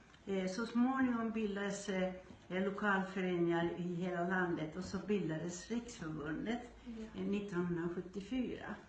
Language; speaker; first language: Swedish; non-native, fluent; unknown